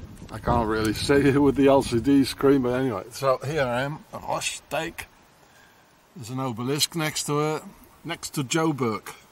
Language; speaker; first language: English; non-native, fluent; French